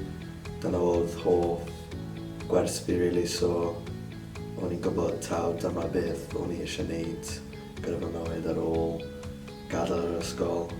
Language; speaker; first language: Welsh; non-native, local second language; English